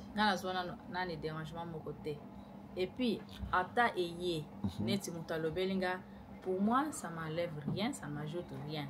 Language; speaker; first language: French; non-native, local second language; Lingala